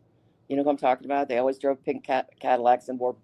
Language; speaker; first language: English; native; English